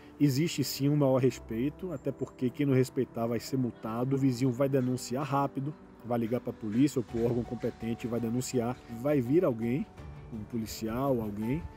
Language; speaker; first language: Portuguese; native; Portuguese